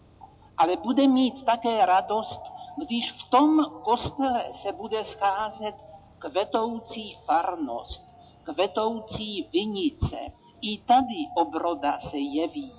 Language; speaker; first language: Czech; native; Czech